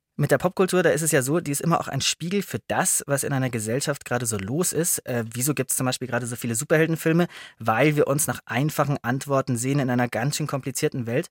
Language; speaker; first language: German; native; German